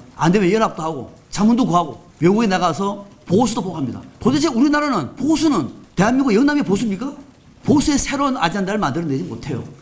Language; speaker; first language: Korean; native; Korean